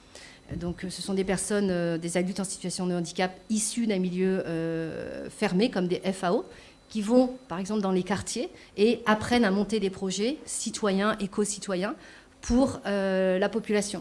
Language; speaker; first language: French; native; French